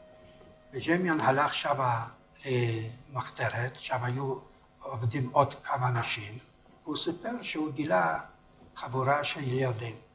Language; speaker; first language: Hebrew; non-native, fluent; Yiddish